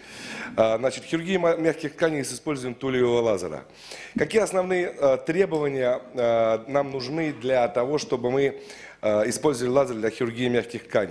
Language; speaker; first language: Russian; native; Russian